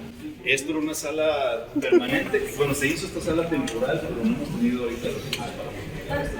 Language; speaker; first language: Spanish; native; Spanish